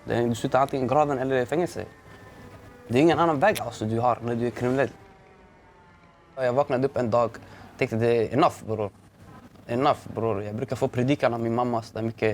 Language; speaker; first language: Swedish; early bilingual, other home language; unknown